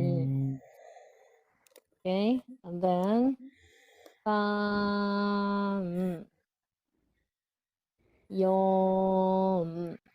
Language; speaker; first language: English; non-native, learner; Japanese